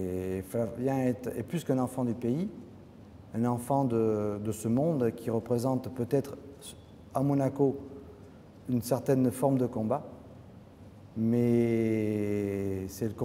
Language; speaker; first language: French; native; French